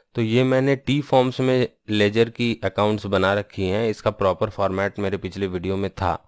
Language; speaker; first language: Hindi; non-native, local second language; Bangla